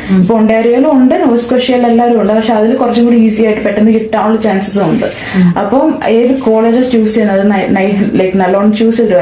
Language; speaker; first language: Malayalam; non-native, local second language; English